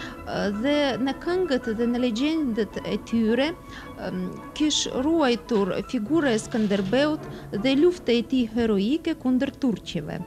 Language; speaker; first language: Albanian; non-native, fluent; Russian